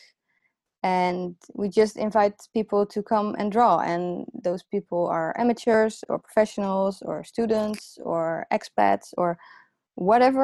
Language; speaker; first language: English; non-native, fluent; Dutch